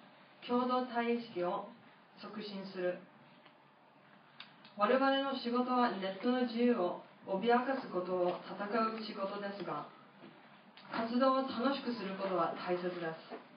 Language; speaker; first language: Japanese; non-native, fluent; English